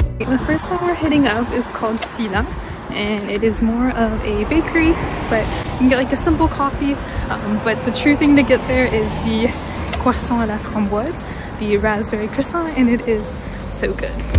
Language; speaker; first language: English; native; English